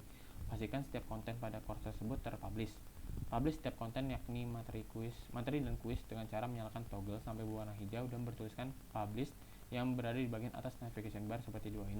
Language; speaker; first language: Indonesian; native; Indonesian